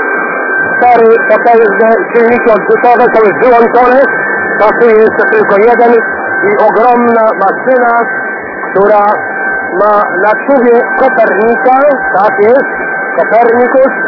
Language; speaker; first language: Polish; native; Polish